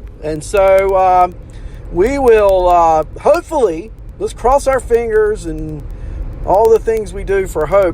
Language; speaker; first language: English; native; English